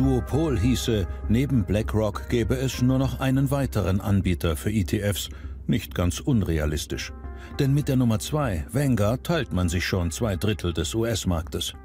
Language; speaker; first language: German; native; German